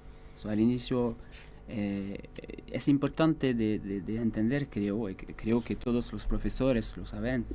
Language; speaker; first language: Spanish; non-native, fluent; French